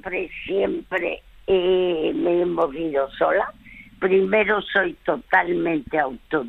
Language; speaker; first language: Spanish; early bilingual, other home language; French